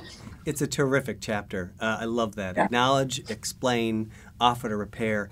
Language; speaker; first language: English; native; English